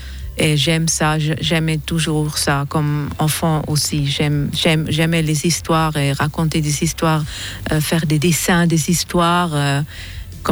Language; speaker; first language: French; non-native, fluent; German